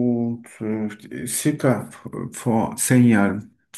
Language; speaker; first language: German; non-native, learner; Turkish